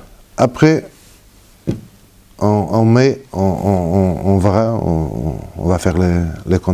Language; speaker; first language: French; non-native, fluent; Portuguese